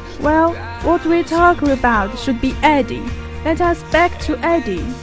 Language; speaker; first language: English; non-native, learner; Chinese